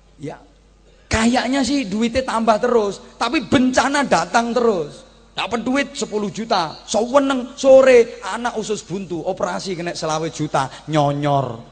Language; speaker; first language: Indonesian; non-native, local second language; Javanese